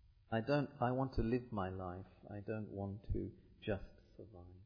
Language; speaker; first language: English; early bilingual, other home language; Italian